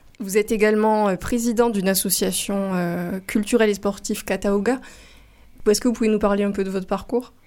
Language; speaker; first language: French; native; French